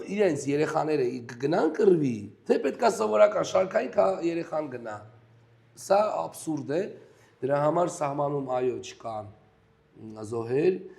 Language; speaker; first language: Armenian; native; Armenian